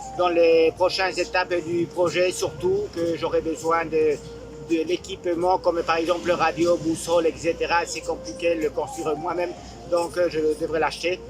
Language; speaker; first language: French; non-native, fluent; Spanish